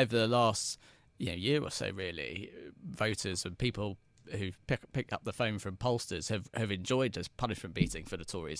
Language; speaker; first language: English; native; English